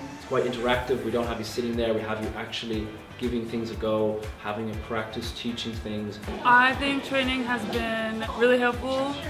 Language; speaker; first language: English; native; English